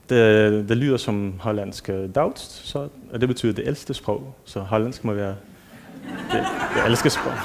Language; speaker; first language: Danish; non-native, fluent; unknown